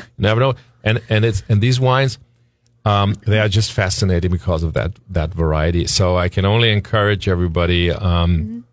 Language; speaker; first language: English; non-native, fluent; German